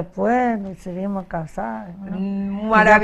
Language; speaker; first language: Spanish; early bilingual, heritage; Spanish